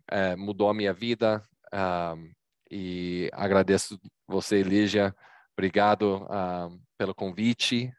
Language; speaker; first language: Portuguese; non-native, fluent; English